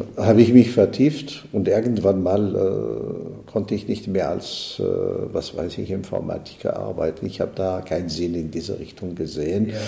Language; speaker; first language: German; non-native, fluent; Arabic